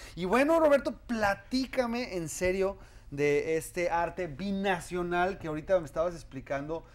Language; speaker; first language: Spanish; native; Spanish